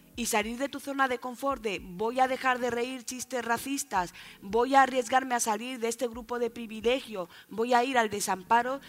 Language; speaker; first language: Spanish; native; Spanish